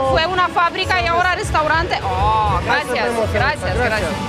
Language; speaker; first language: Spanish; non-native, learner; Romanian